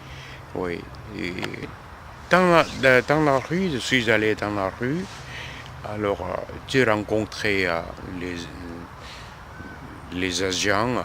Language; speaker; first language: French; non-native, learner; Korean